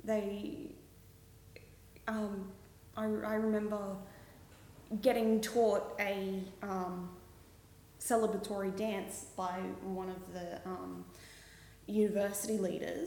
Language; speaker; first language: English; native; English